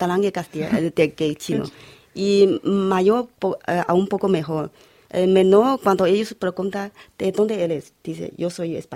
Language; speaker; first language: Spanish; non-native, learner; Chinese